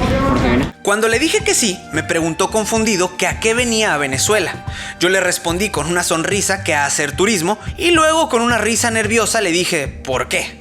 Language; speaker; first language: Spanish; native; Spanish